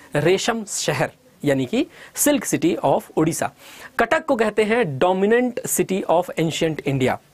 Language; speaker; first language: Hindi; native; Hindi